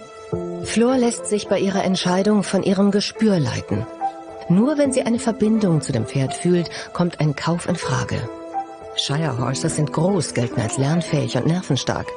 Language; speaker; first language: German; native; German